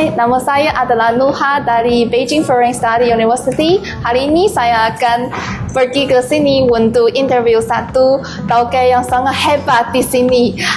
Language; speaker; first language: Malay; non-native, learner; Chinese